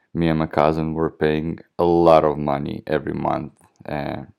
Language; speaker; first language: English; non-native, fluent; Russian